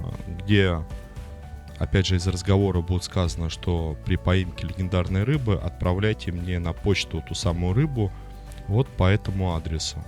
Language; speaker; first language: Russian; native; Russian